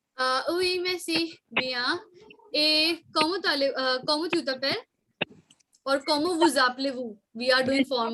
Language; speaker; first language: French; non-native, fluent; Hindi